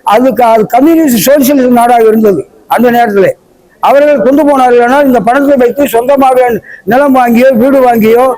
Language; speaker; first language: Tamil; early bilingual, heritage; Tamil